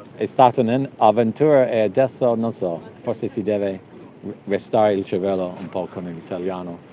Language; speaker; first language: Italian; non-native, learner; English